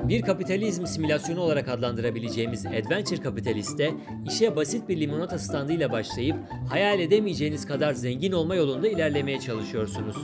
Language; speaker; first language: Turkish; native; Turkish